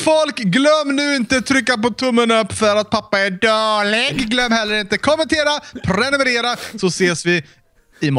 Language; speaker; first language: Swedish; native; Swedish